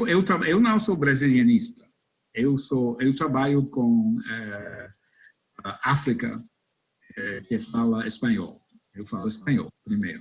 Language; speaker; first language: Portuguese; non-native, fluent; English